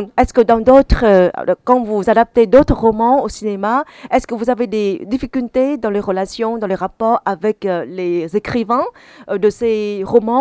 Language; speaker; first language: French; non-native, fluent; Vietnamese